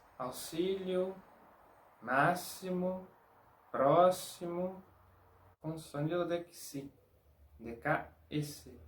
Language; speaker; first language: Spanish; non-native, fluent; Portuguese